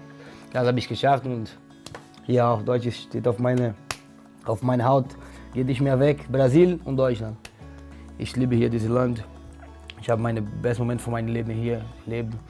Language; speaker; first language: German; non-native, learner; Portuguese